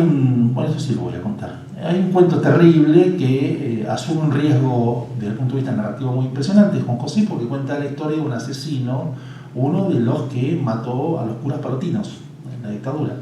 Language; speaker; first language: Spanish; native; Spanish